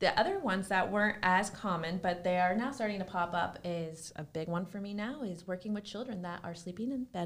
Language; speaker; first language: English; native; English